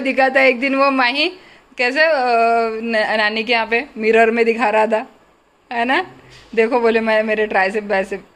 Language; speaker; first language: Hindi; non-native, local second language; Marathi